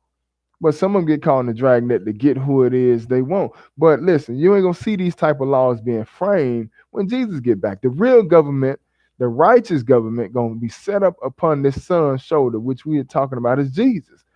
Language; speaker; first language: English; native; English